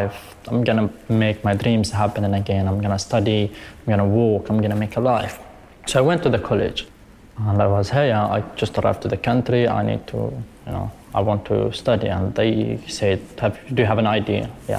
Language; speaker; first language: English; non-native, learner; Arabic